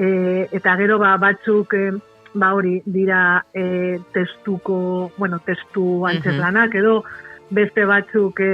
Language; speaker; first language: Basque; non-native, local second language; Spanish